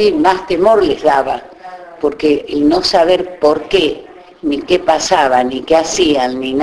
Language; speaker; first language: Spanish; native; Spanish